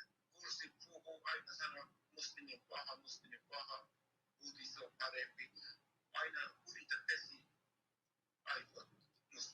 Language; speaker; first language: Finnish; non-native, learner; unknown